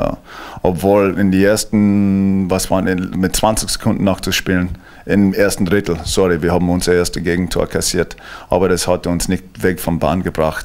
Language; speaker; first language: German; non-native, fluent; English